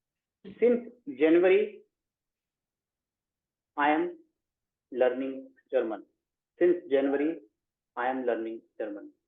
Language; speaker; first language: English; non-native, local second language; Hindi